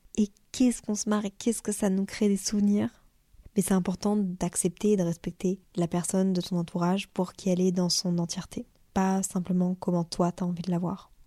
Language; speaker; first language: French; native; French